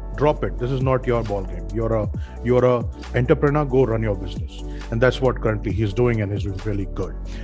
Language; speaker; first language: English; non-native, local second language; Hindi